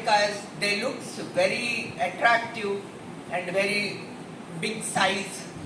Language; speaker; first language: English; non-native, local second language; Telugu